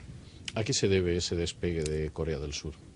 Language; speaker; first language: Spanish; native; Spanish